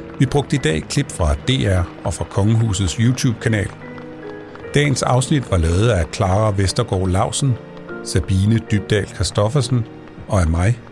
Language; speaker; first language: Danish; native; Danish